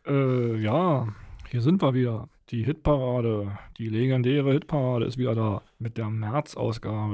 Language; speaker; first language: German; native; German